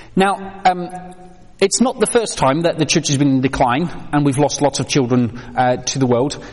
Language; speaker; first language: English; non-native, fluent; Dutch